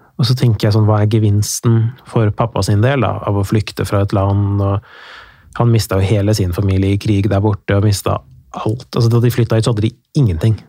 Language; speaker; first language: Norwegian; early bilingual, other home language; Persian